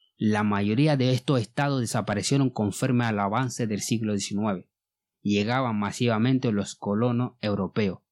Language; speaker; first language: Spanish; non-native, fluent; Bambara